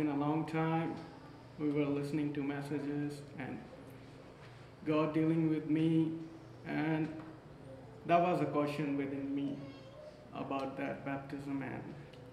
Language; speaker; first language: English; non-native, local second language; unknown